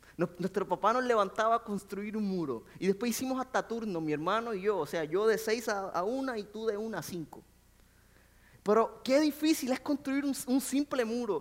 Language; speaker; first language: Spanish; native; Spanish